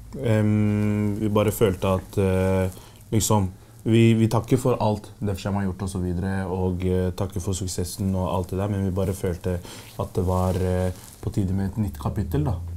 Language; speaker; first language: Norwegian; early bilingual, other home language; Arabic